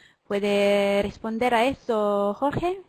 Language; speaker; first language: Spanish; non-native, learner; Italian